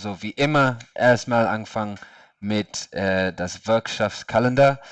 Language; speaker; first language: German; non-native, learner; English